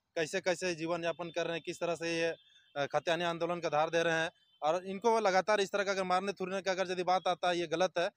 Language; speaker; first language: Hindi; non-native, local second language; Magahi